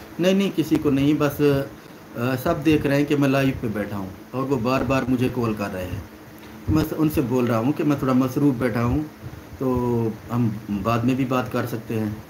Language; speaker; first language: Urdu; native; Urdu